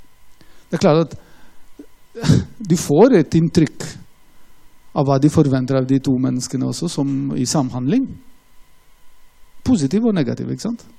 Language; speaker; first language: Norwegian; non-native, fluent; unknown